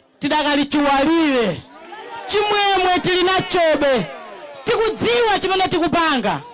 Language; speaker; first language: Nyanja; native; Nyanja